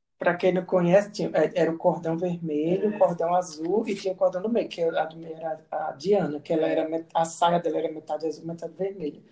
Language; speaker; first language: Portuguese; native; Portuguese